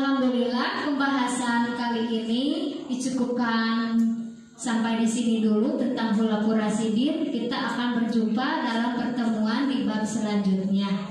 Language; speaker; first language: Indonesian; native; Indonesian